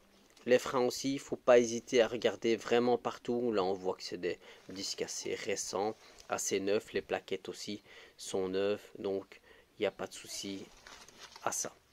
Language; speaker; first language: French; native; French